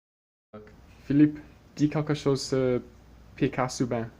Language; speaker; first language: French; non-native, learner; English